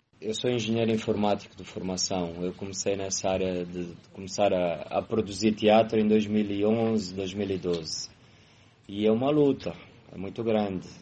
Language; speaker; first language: Portuguese; native; Portuguese